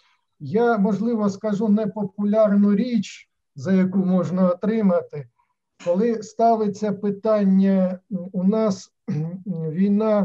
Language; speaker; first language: Ukrainian; native; Ukrainian